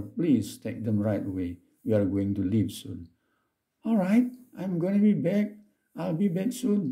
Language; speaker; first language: English; non-native, fluent; Indonesian